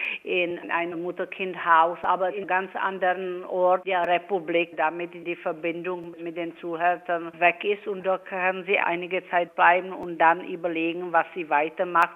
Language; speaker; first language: German; non-native, fluent; Czech